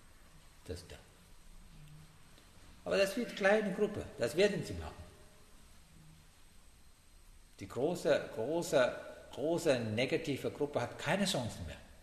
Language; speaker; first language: German; non-native, learner; Sinhala